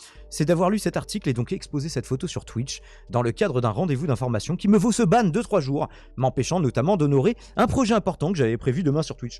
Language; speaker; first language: French; native; French